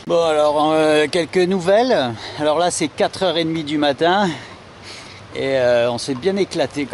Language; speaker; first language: French; native; French